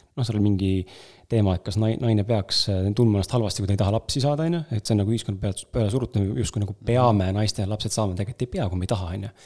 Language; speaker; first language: Estonian; native; Estonian